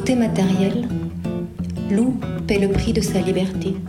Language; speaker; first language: French; native; French